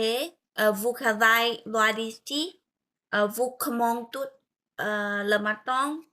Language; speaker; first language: French; non-native, learner; Vietnamese